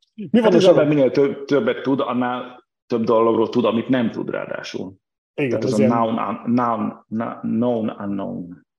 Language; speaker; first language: Hungarian; native; Hungarian